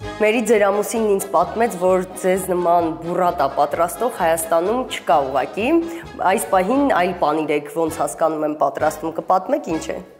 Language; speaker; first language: Armenian; native; Armenian